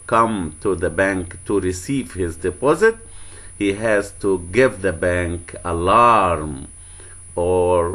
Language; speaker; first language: English; non-native, fluent; Arabic